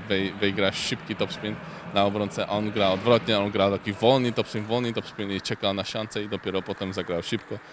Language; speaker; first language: Polish; non-native, fluent; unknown